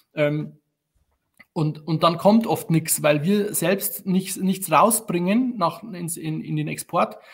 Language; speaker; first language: German; native; German